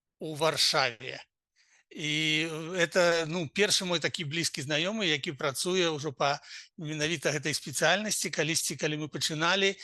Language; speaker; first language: Belarusian; non-native, local second language; Russian